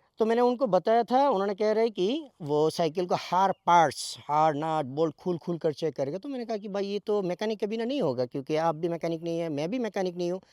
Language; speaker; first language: Urdu; non-native, fluent; Bangla